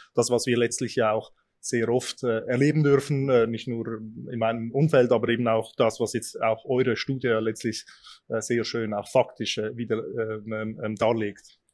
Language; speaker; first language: German; early bilingual, other home language; Albanian